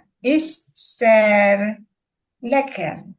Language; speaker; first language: German; non-native, learner; Filipino